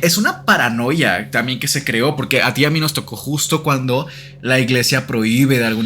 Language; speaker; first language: Spanish; native; Spanish